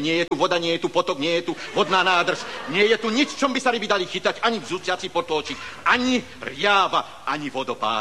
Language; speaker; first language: Slovak; native; Slovak